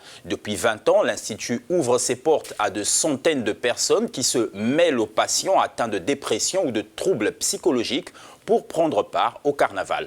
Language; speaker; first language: French; native; French